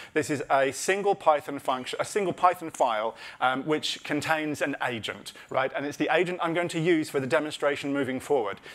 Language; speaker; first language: English; native; English